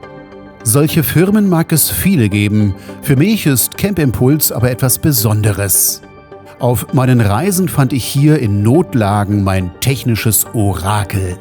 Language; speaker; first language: German; native; German